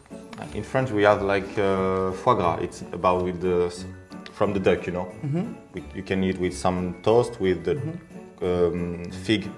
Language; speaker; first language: English; non-native, fluent; French